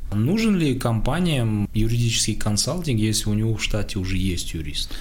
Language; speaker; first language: Russian; non-native, local second language; Tajik